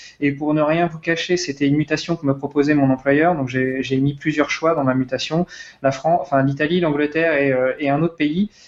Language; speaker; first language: French; native; French